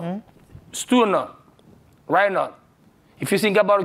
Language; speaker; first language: English; non-native, learner; Spanish